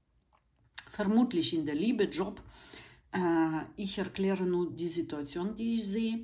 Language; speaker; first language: German; non-native, fluent; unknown